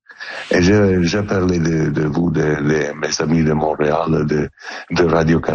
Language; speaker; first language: French; non-native, learner; Italian